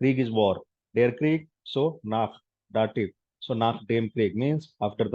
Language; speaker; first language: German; non-native, fluent; Hindi